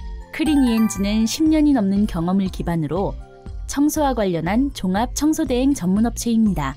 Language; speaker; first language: Korean; native; Korean